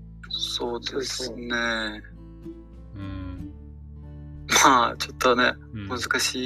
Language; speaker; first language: Japanese; non-native, learner; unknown